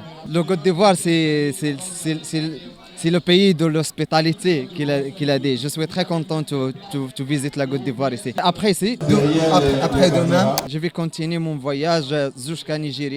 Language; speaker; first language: French; non-native, learner; Arabic